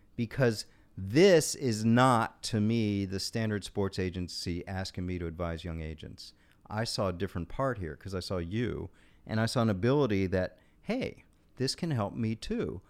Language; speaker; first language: English; native; English